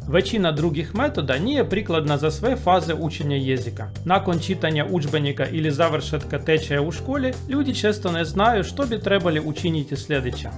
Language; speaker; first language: Croatian; non-native, learner; Russian